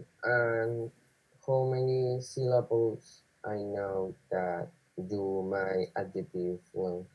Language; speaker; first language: English; non-native, learner; Spanish